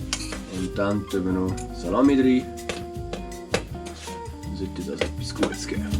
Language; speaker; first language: German; native; German